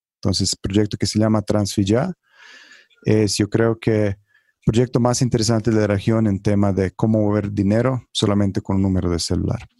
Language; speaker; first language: Spanish; non-native, fluent; Croatian